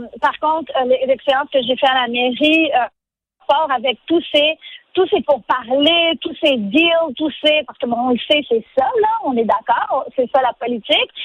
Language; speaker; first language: French; native; French